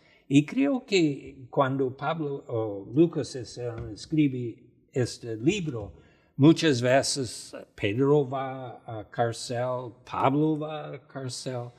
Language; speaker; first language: Spanish; non-native, fluent; English